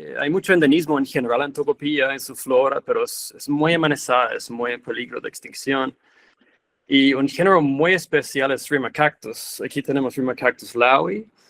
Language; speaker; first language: Spanish; non-native, fluent; English